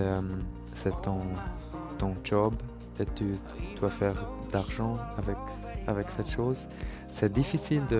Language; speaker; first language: French; non-native, learner; German